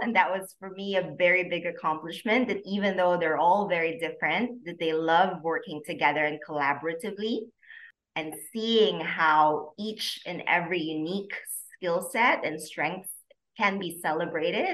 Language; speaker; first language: English; non-native, local second language; Filipino